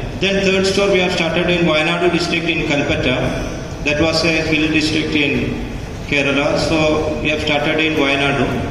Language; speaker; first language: English; non-native, local second language; Malayalam